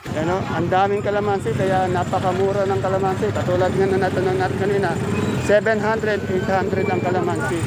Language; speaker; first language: Filipino; native; Filipino